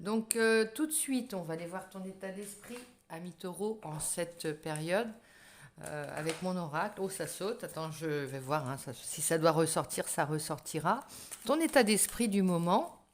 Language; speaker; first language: French; native; French